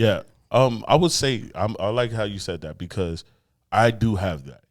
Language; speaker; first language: English; native; English